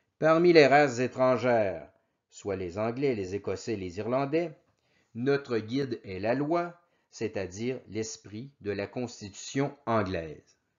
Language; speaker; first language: French; native; French